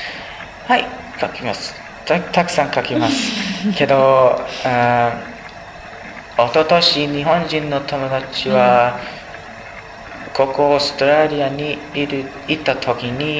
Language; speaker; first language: Japanese; non-native, learner; English